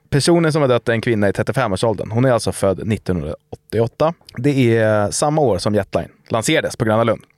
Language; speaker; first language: Swedish; native; Swedish